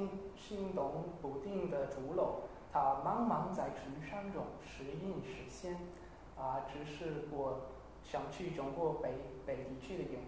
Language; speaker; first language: Chinese; non-native, learner; English